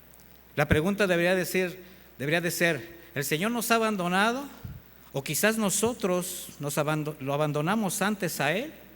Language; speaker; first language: Spanish; native; Spanish